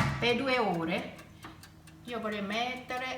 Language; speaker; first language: Italian; non-native, learner; Thai